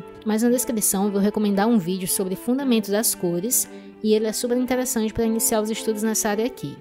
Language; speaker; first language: Portuguese; native; Portuguese